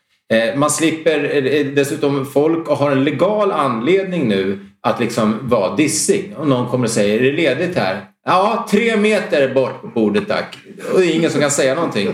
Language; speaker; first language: Swedish; native; Swedish